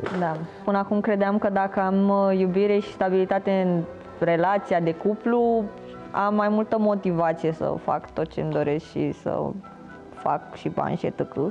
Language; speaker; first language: Romanian; non-native, fluent; Chinese